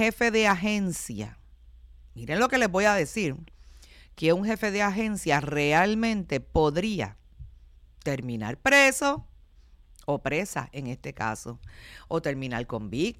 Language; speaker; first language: Spanish; native; Spanish